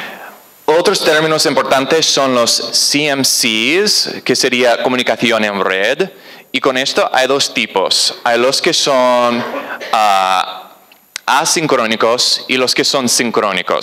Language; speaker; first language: Spanish; non-native, fluent; English